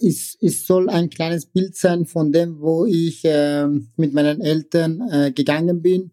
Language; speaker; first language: German; non-native, fluent; Persian